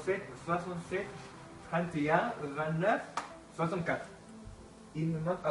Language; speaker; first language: French; non-native, learner; Spanish